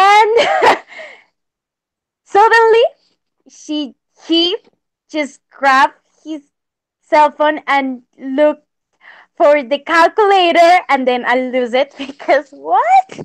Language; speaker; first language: English; non-native, learner; Spanish